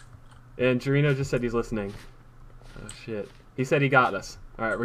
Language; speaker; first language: English; native; English